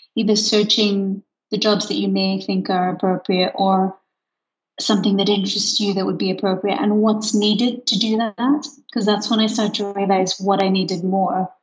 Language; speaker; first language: English; non-native, fluent; Luxembourgish